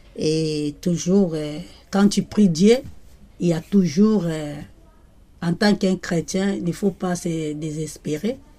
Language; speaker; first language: French; non-native, local second language; Lingala